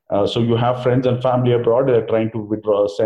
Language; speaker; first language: English; non-native, local second language; Kannada